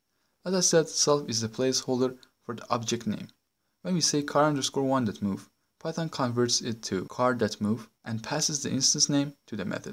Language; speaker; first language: English; non-native, fluent; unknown